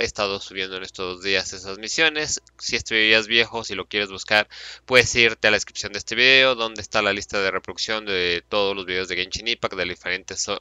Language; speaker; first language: Spanish; native; Spanish